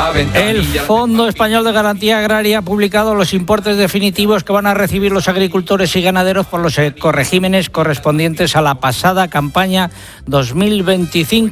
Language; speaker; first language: Spanish; native; Spanish